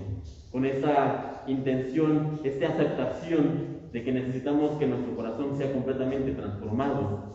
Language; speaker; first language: Spanish; native; Spanish